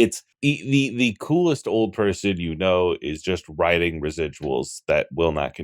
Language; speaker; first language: English; native; English